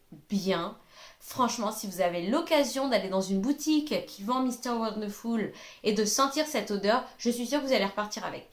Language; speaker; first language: French; native; French